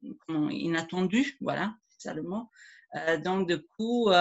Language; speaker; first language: French; non-native, fluent; Croatian